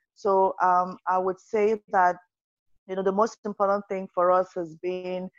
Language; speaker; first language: English; non-native, local second language; Yoruba